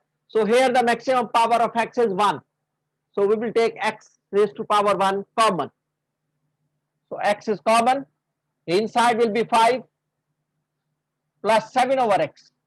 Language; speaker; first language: English; non-native, local second language; Hindi